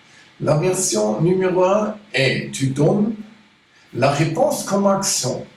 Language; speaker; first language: French; non-native, fluent; German